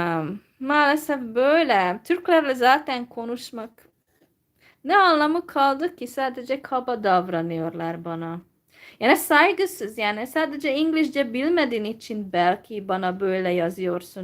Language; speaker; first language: Turkish; non-native, fluent; Hungarian